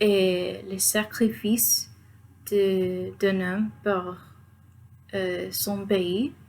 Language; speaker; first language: French; non-native, fluent; Spanish